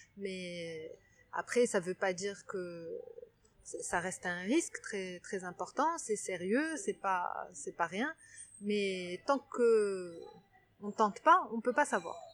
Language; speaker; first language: French; non-native, local second language; Arabic